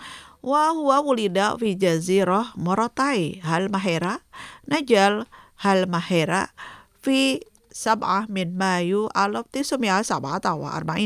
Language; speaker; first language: Arabic; non-native, fluent; Indonesian